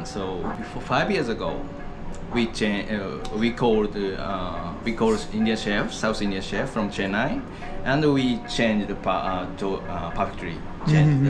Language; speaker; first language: English; non-native, learner; Japanese